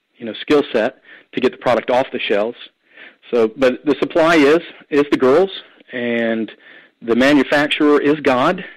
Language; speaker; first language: English; native; English